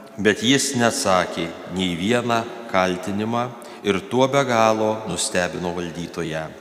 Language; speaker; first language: Lithuanian; native; Lithuanian